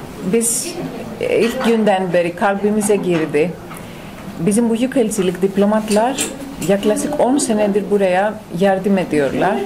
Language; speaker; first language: Turkish; non-native, fluent; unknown